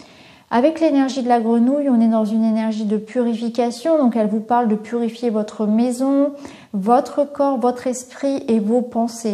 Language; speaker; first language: French; native; French